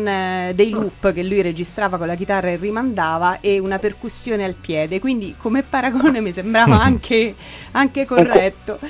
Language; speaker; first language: Italian; native; Italian